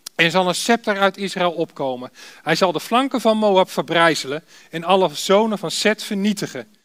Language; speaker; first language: Dutch; native; Dutch